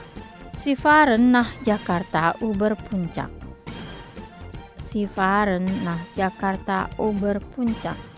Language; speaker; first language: German; non-native, fluent; Indonesian